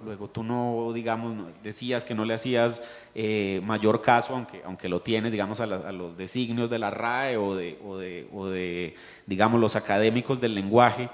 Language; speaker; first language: Spanish; native; Spanish